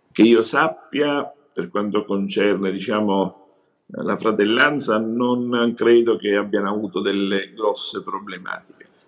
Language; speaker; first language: Italian; native; Italian